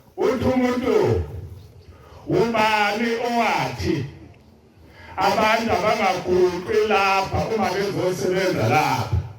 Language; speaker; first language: Zulu; native; Zulu